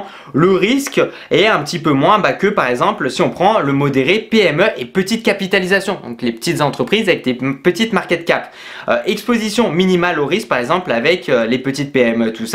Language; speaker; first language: French; native; French